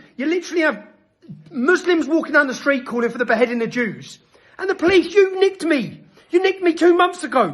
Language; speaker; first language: English; native; English